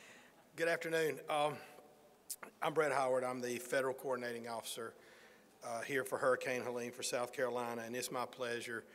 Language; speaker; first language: English; native; English